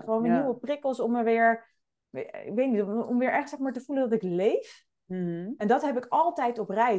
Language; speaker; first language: Dutch; native; Dutch